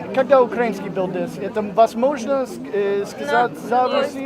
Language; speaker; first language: Russian; non-native, learner; English